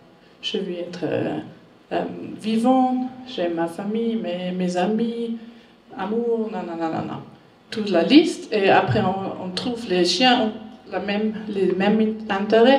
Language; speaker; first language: French; non-native, learner; German